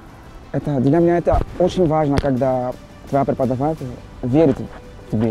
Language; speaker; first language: Russian; non-native, learner; Portuguese